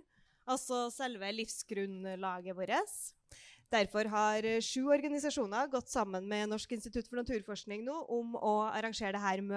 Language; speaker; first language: Norwegian; native; Norwegian